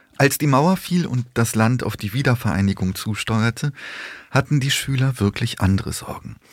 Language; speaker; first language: German; early bilingual, other home language; Polish